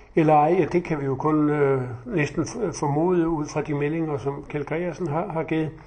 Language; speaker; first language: Danish; native; Danish